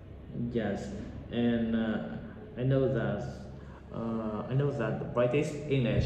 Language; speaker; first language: English; non-native, learner; Vietnamese